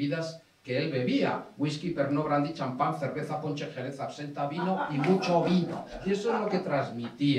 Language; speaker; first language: Spanish; native; Spanish